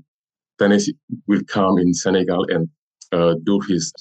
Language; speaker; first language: English; non-native, learner; French